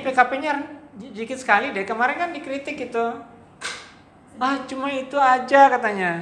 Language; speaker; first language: Indonesian; native; Indonesian